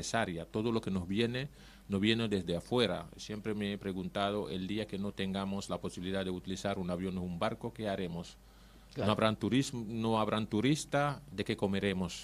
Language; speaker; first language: Spanish; native; Spanish